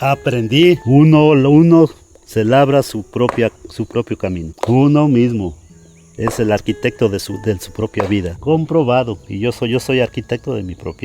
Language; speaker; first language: Spanish; native; Spanish